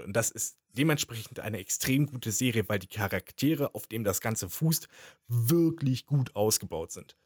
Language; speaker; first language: German; native; German